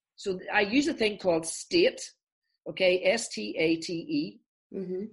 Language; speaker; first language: English; native; English